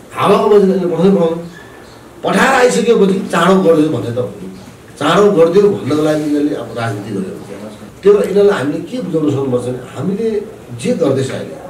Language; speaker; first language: Nepali; non-native, local second language; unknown